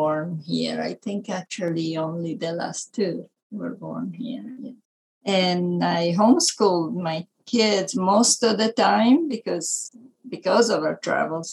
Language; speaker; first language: English; non-native, fluent; Italian